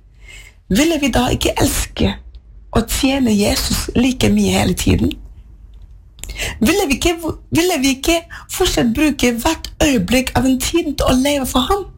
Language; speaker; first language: Norwegian; non-native, fluent; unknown